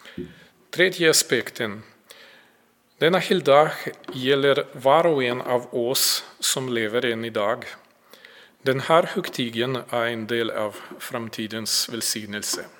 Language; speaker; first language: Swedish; non-native, fluent; Russian